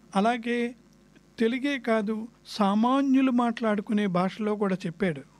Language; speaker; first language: Telugu; native; Telugu